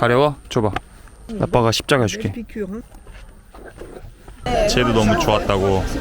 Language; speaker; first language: Korean; native; Korean